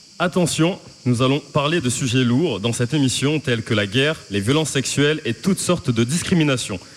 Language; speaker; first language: French; native; French